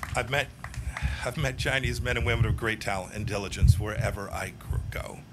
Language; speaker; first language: English; native; English